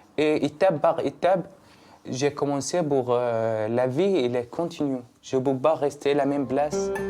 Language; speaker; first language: French; non-native, learner; Arabic